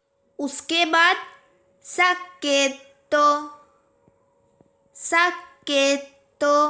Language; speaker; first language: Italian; non-native, fluent; Urdu